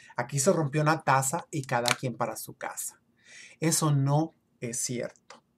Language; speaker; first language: Spanish; early bilingual, other home language; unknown